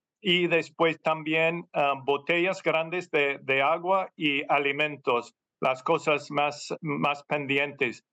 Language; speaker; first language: Spanish; non-native, fluent; English